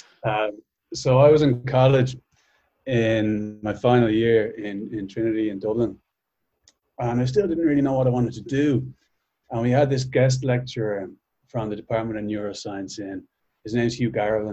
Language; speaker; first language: English; native; English